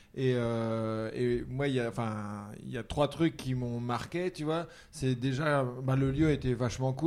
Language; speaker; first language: French; native; French